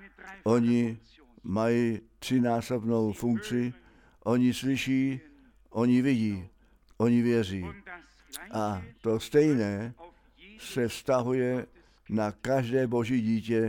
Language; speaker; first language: Czech; non-native, fluent; German